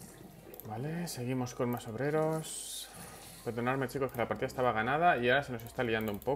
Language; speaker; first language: Spanish; native; Spanish